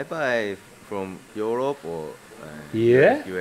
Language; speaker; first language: English; non-native, learner; Japanese